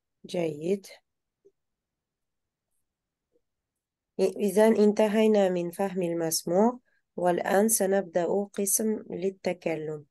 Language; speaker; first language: Arabic; non-native, fluent; Uzbek